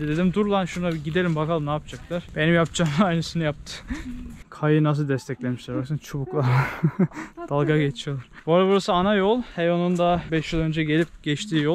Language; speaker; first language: Turkish; native; Turkish